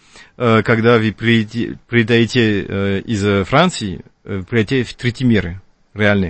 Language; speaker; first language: Russian; non-native, fluent; French